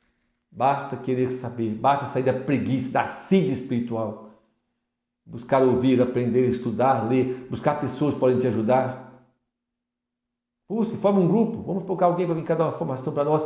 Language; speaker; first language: Portuguese; native; Portuguese